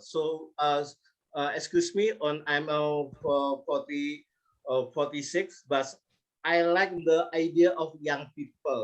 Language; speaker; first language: English; non-native, learner; Indonesian